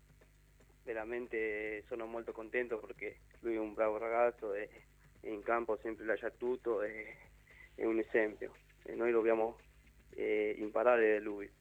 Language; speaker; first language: Italian; non-native, learner; Spanish